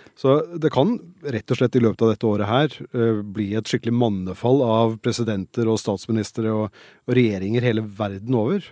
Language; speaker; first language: Norwegian; native; Norwegian